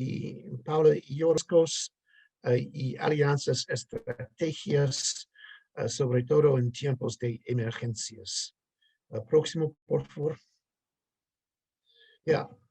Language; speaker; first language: Spanish; non-native, fluent; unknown